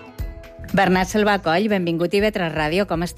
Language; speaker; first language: Catalan; native; Catalan